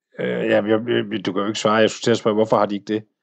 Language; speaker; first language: Danish; native; Danish